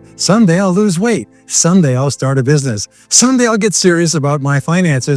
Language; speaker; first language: English; native; English